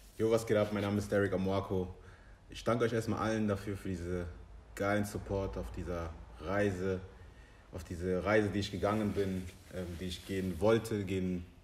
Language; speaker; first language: German; early bilingual, other home language; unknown